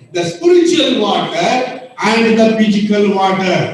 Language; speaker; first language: English; non-native, local second language; Kannada